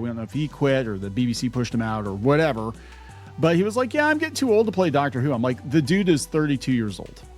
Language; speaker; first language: English; native; English